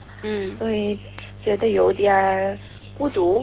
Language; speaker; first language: Chinese; non-native, learner; Korean